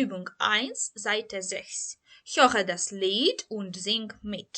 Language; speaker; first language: German; non-native, fluent; Ukrainian